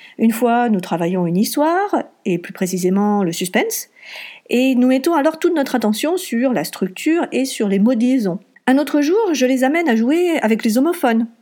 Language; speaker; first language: French; native; French